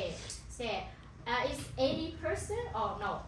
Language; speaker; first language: English; non-native, learner; Hmong